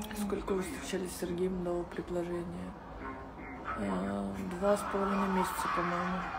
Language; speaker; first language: Russian; native; Russian